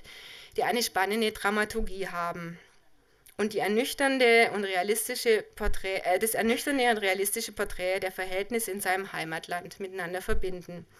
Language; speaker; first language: German; native; German